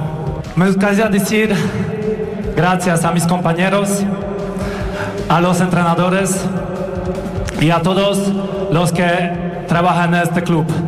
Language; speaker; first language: Spanish; non-native, fluent; Polish